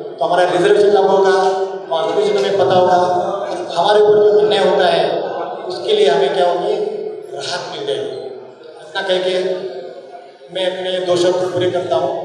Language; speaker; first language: Hindi; non-native, local second language; Marathi